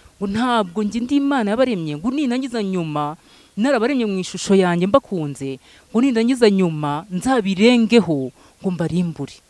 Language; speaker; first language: Kinyarwanda; native; Kinyarwanda